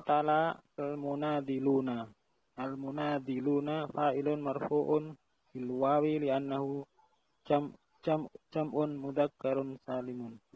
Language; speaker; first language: Arabic; non-native, learner; Indonesian